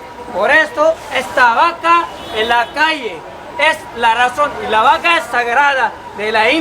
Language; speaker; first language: Spanish; non-native, learner; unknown